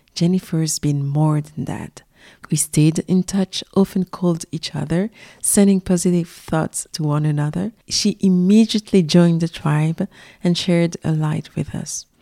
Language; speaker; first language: English; non-native, fluent; French